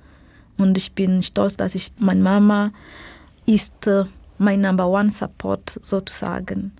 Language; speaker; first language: German; non-native, fluent; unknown